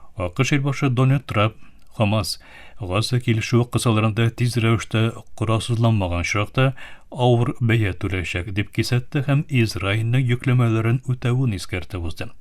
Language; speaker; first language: Tatar; early bilingual, heritage; Tatar